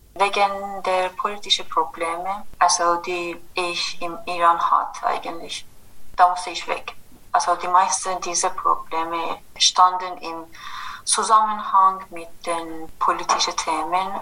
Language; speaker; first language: German; non-native, fluent; Kurdish